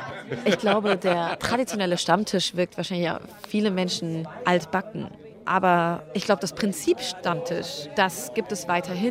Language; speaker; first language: German; native; German